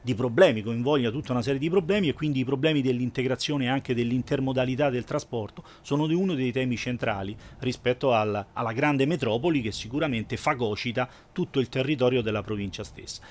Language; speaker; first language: Italian; native; Italian